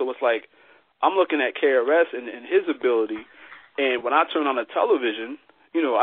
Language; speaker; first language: English; native; English